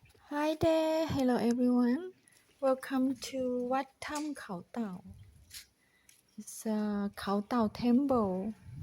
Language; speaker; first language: English; non-native, learner; Thai